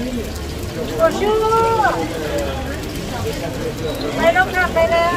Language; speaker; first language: French; non-native, learner; Thai